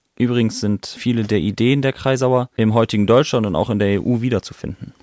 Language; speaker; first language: German; native; German